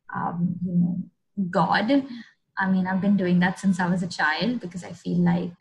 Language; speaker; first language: English; non-native, local second language; Hindi